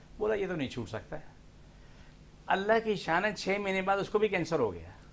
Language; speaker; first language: Urdu; non-native, local second language; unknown